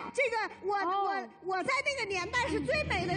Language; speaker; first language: Chinese; native; Chinese